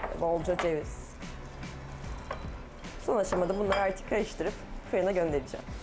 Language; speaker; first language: Turkish; native; Turkish